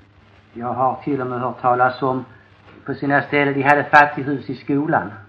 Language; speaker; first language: Swedish; native; Swedish